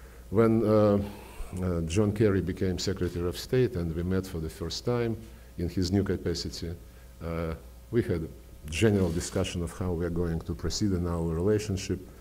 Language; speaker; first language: English; non-native, fluent; Russian